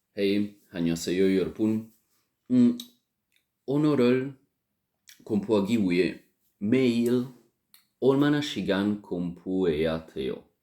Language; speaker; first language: Korean; non-native, learner; French